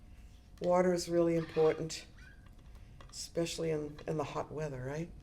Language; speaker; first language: English; native; English